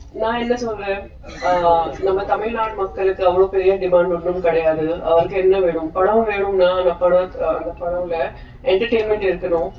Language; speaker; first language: Tamil; non-native, fluent; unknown